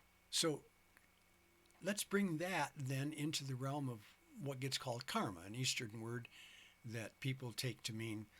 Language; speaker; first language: English; native; English